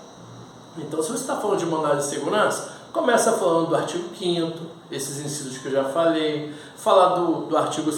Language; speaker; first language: Portuguese; native; Portuguese